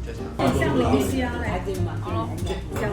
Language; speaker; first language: Chinese; native; Chinese